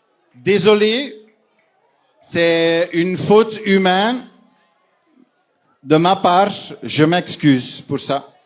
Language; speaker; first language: French; non-native, fluent; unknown